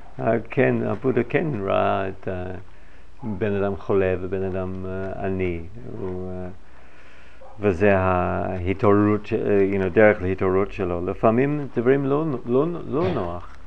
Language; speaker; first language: Hebrew; non-native, fluent; English